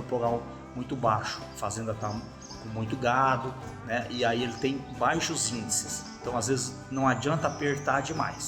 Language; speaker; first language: Portuguese; native; Portuguese